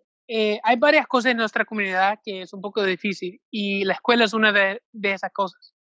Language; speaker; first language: Spanish; early bilingual, heritage; Spanish